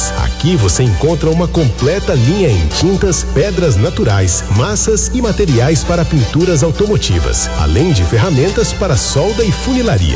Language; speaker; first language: Portuguese; native; Portuguese